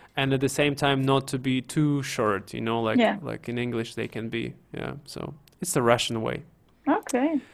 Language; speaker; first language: English; non-native, fluent; Russian